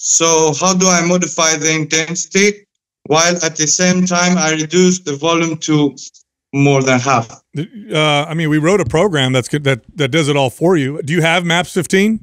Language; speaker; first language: English; non-native, fluent; Greek